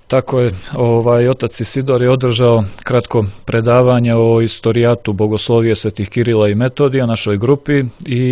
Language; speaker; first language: Croatian; native; Croatian